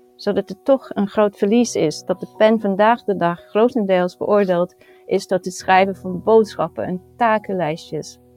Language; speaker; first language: Dutch; non-native, fluent; English